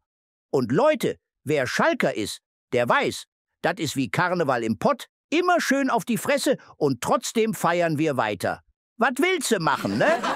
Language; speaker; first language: German; native; German